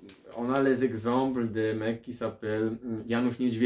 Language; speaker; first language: French; non-native, learner; Polish